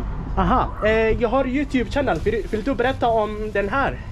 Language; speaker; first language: Swedish; non-native, learner; Somali